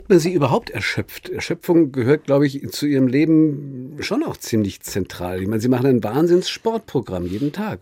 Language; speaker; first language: German; native; German